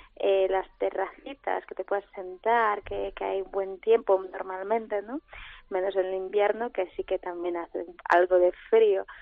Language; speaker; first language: Spanish; non-native, fluent; Polish